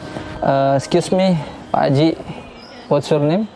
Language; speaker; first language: English; non-native, learner; Indonesian